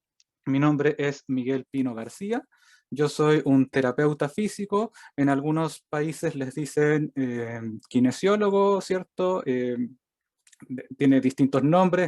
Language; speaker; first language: Spanish; native; Spanish